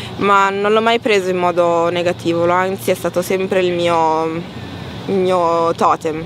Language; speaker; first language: Italian; early bilingual, other home language; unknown